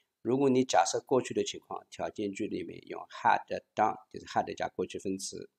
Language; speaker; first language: Chinese; native; Chinese